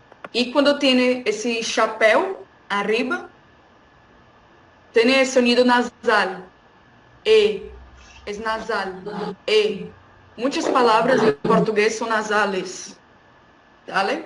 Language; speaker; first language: Spanish; non-native, fluent; Portuguese